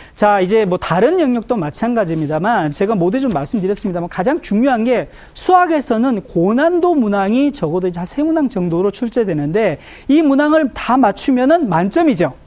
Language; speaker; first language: Korean; native; Korean